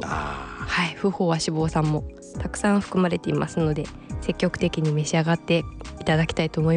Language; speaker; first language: Japanese; native; Japanese